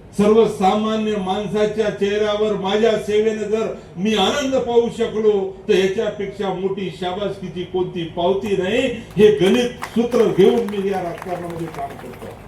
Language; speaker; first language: Marathi; non-native, local second language; Lambadi